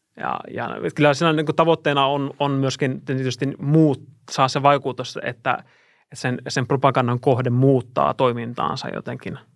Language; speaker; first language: Finnish; non-native, fluent; Russian